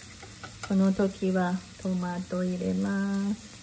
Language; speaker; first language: Japanese; non-native, learner; Chinese